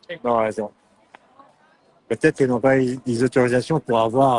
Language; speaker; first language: French; native; French